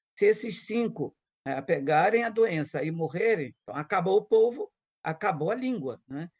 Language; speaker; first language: Portuguese; non-native, local second language; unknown